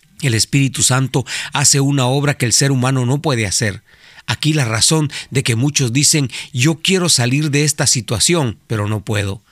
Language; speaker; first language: Spanish; native; Spanish